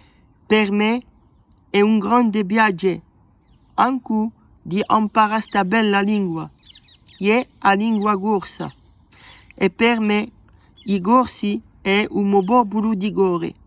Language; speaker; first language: Italian; non-native, learner; French